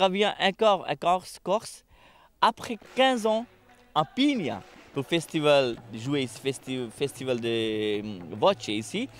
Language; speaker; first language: French; non-native, learner; Hindi